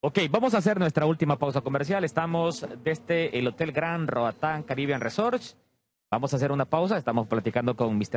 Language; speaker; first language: Spanish; native; Spanish